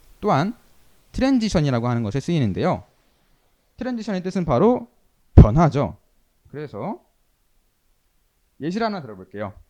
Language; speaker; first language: Korean; native; Korean